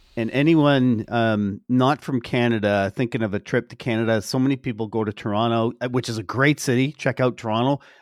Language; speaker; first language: English; native; English